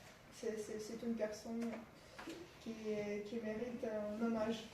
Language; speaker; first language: French; non-native, fluent; Ukrainian